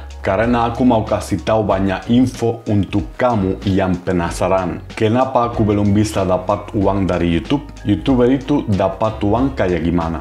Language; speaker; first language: Indonesian; non-native, fluent; Spanish